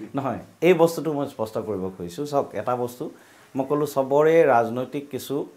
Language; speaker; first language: Assamese; native; Assamese